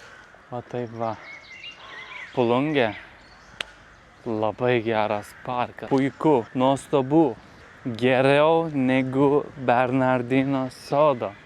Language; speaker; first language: Lithuanian; non-native, learner; Turkish